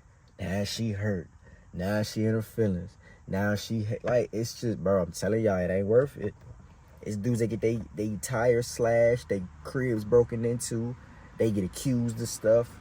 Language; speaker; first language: English; native; English